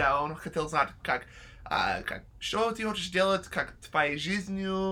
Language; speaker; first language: Russian; non-native, learner; English